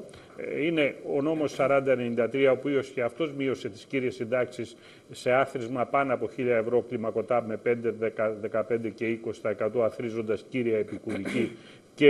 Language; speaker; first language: Greek; native; Greek